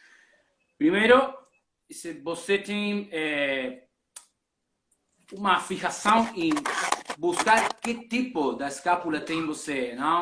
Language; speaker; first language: Portuguese; non-native, learner; Spanish